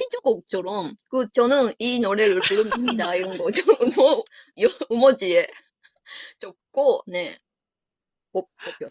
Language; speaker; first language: Korean; non-native, fluent; Japanese